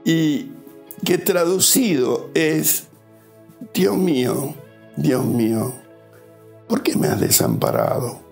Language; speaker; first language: Spanish; native; Spanish